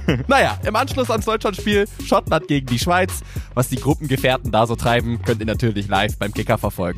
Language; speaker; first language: German; native; German